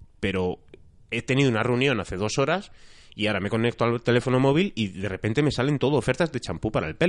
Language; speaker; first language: Spanish; native; Spanish